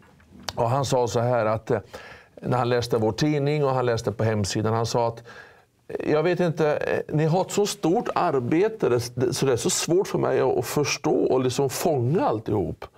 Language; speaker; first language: Swedish; native; Swedish